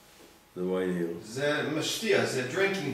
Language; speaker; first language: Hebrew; non-native, learner; English